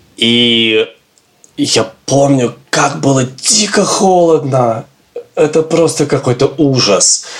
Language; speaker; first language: Russian; native; Russian